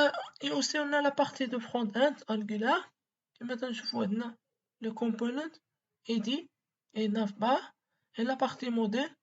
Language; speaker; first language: French; non-native, local second language; Arabic